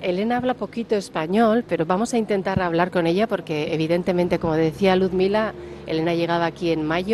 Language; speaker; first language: Spanish; native; Spanish